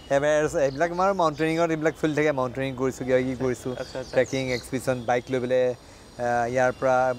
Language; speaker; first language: Assamese; native; Assamese